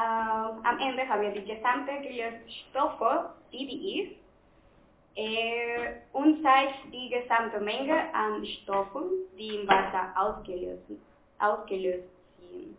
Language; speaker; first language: German; non-native, fluent; Spanish